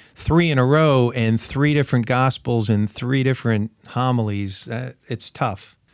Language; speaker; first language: English; native; English